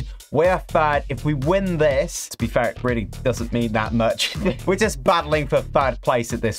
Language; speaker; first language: English; native; English